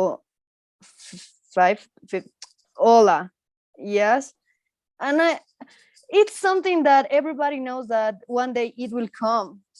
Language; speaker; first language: English; non-native, learner; Spanish